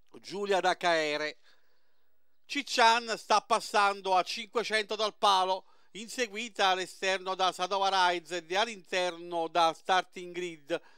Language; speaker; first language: Italian; native; Italian